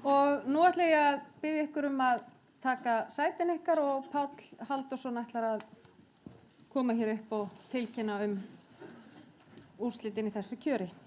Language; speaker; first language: Icelandic; native; Icelandic